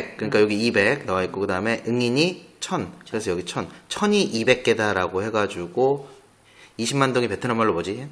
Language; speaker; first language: Korean; native; Korean